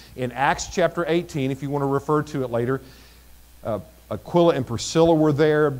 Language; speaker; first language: English; native; English